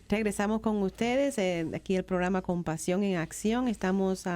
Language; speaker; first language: Spanish; native; Spanish